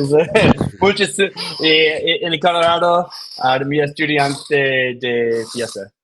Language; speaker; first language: Spanish; non-native, learner; English